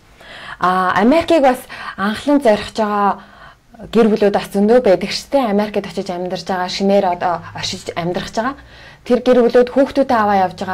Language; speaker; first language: Mongolian; native; Mongolian